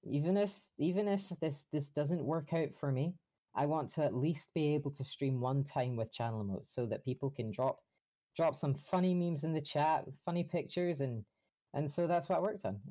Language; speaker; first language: English; native; English